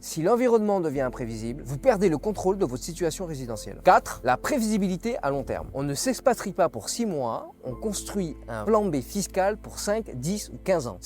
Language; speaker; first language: French; native; French